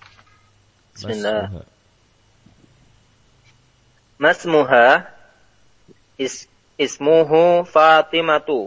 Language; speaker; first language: Arabic; non-native, learner; Indonesian